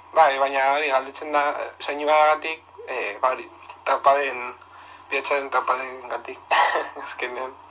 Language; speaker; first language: Basque; non-native, local second language; Spanish